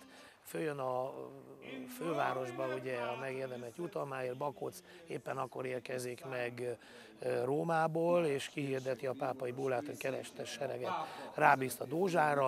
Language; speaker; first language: Hungarian; native; Hungarian